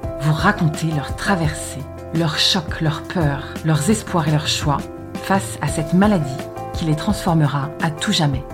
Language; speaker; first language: French; native; French